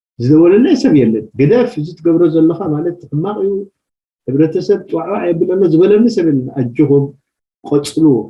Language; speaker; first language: Tigrinya; native; Tigrinya